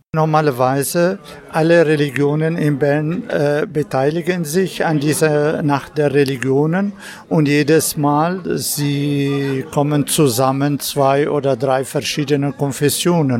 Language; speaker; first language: German; non-native, fluent; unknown